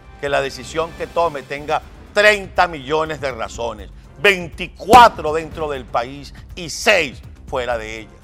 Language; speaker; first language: Spanish; native; Spanish